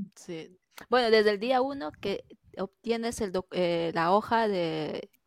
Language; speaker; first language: Spanish; native; Spanish